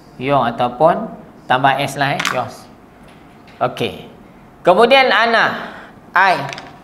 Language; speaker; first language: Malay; native; Malay